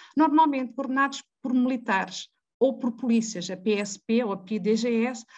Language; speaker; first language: Portuguese; native; Portuguese